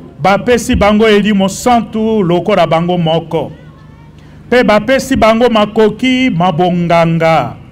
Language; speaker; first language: Lingala; native; Lingala